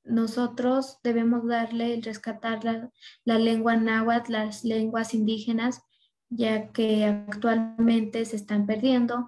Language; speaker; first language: Spanish; non-native, local second language; Nahuatl languages